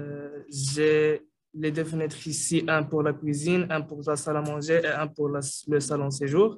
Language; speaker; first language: French; non-native, local second language; Arabic